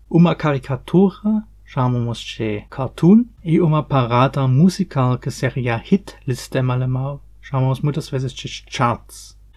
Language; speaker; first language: Portuguese; non-native, learner; German